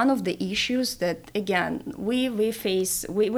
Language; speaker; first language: English; non-native, fluent; Russian